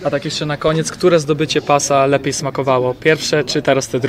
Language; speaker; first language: Polish; native; Polish